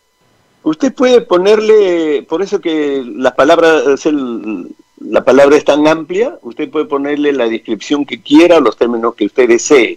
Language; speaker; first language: Spanish; native; Spanish